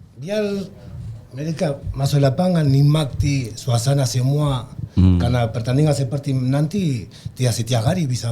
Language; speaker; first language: Indonesian; non-native, learner; Spanish